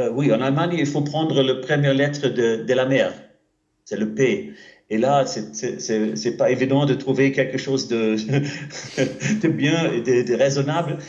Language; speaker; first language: French; non-native, fluent; German